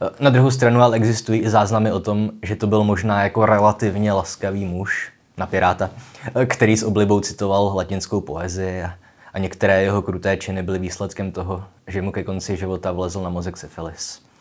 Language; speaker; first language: Czech; native; Czech